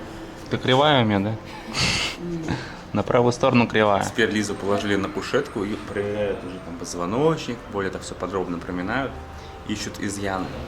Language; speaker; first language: Russian; native; Russian